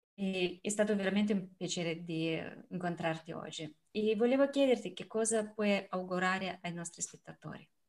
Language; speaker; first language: Italian; non-native, fluent; Russian